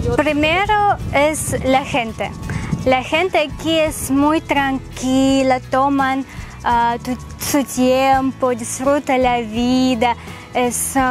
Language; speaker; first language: Spanish; non-native, learner; Russian